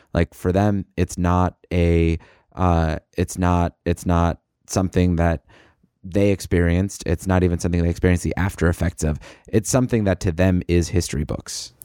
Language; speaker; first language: English; native; English